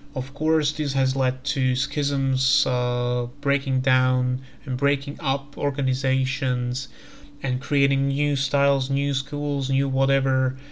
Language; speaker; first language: English; non-native, fluent; Slovak